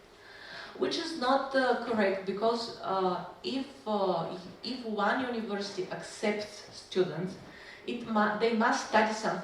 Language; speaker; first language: English; non-native, fluent; Bulgarian